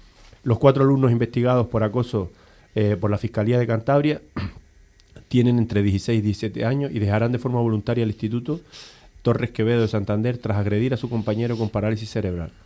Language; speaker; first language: Spanish; native; Spanish